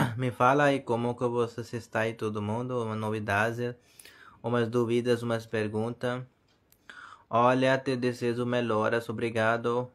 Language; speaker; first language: Portuguese; non-native, learner; Hindi